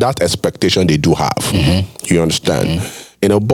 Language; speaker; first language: English; non-native, local second language; Yoruba